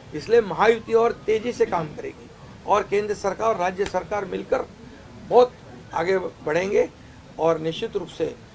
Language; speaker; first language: Hindi; non-native, local second language; Marathi